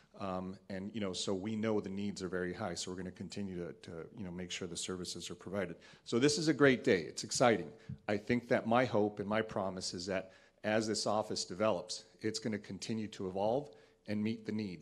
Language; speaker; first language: English; early bilingual, other home language; Spanish